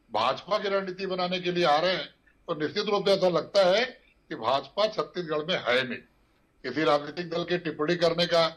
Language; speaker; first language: Hindi; native; Hindi